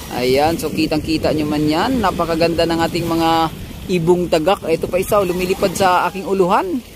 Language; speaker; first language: Filipino; non-native, local second language; Cebuano